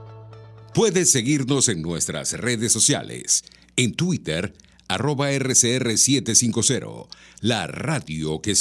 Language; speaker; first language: Spanish; native; Spanish